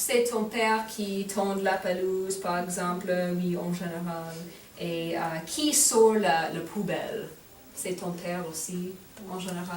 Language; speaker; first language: French; non-native, fluent; English